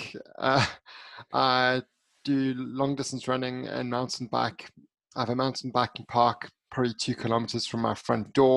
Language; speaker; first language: English; native; English